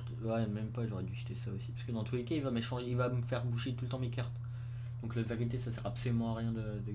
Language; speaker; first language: French; native; French